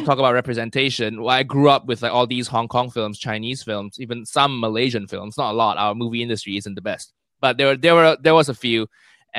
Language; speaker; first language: English; non-native, local second language; Cantonese